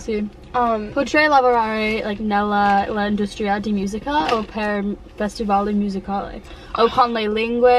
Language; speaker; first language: Italian; non-native, learner; English